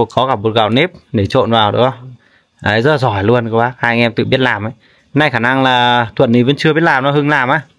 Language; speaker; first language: Vietnamese; non-native, local second language; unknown